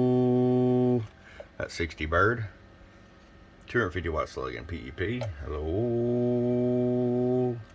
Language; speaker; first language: English; native; English